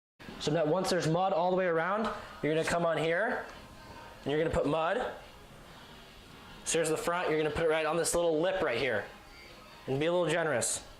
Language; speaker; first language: English; native; English